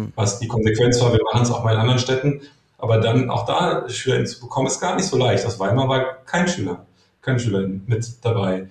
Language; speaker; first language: German; native; German